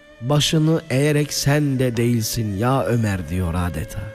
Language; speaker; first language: Turkish; native; Turkish